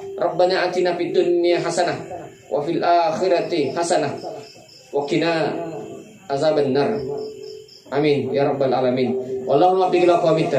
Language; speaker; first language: Indonesian; non-native, local second language; Buginese